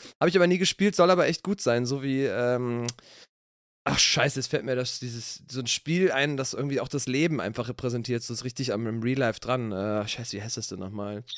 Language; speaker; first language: German; native; German